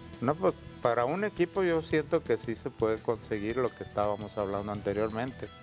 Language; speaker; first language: Spanish; native; Spanish